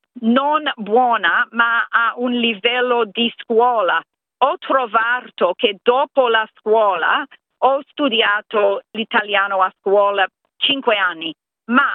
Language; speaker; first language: Italian; non-native, fluent; English